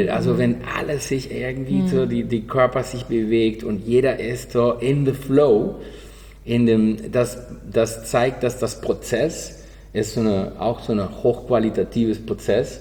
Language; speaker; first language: German; non-native, learner; Spanish